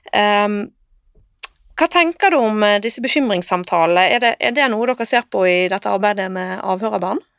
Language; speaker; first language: Norwegian; native; Norwegian